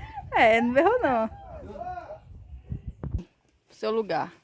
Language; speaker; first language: Portuguese; native; Portuguese